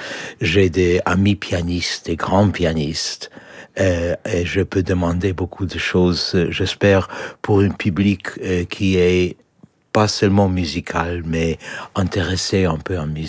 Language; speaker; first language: French; non-native, fluent; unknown